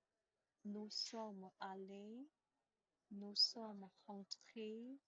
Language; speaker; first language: French; non-native, learner; Chinese